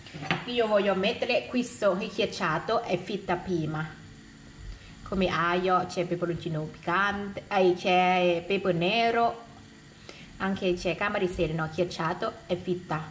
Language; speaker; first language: Italian; non-native, learner; Thai